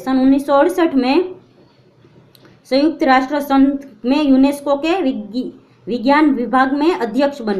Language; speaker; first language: Hindi; non-native, local second language; Gujarati